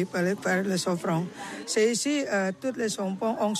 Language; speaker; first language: French; non-native, learner; Balinese